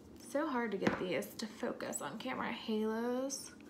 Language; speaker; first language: English; native; English